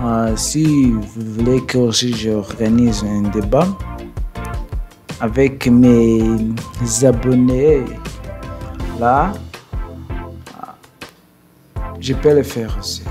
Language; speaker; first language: French; non-native, learner; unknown